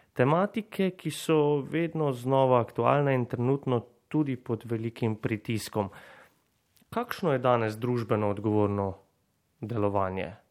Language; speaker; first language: Slovenian; native; Slovenian